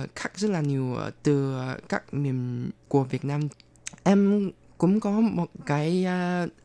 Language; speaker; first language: Vietnamese; non-native, fluent; Chinese